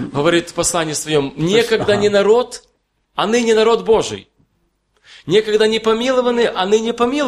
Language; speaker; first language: Polish; non-native, learner; Russian